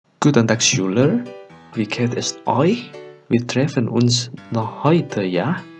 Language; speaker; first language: German; non-native, learner; Indonesian